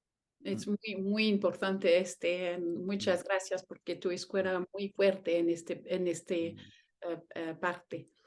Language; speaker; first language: Spanish; non-native, learner; French